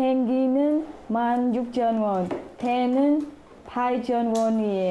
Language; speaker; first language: Korean; non-native, learner; Vietnamese